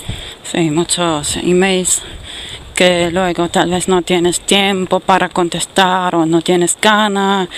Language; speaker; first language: Spanish; non-native, fluent; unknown